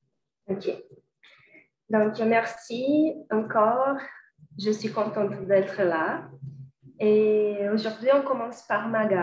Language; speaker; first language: French; non-native, fluent; Portuguese